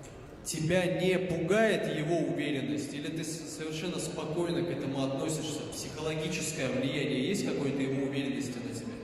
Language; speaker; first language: Russian; native; Russian